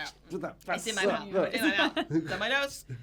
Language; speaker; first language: English; native; English